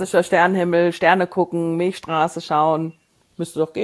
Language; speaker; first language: German; native; German